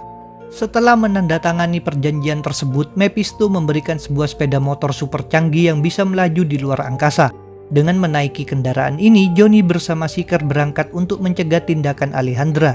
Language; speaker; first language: Indonesian; native; Indonesian